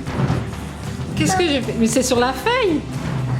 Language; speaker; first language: French; native; French